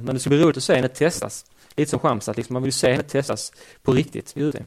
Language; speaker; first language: Swedish; native; Swedish